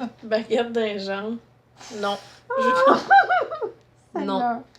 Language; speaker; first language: French; native; French